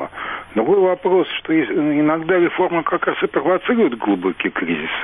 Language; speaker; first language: Russian; native; Russian